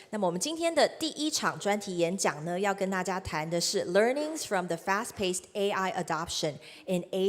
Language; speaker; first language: Chinese; native; Chinese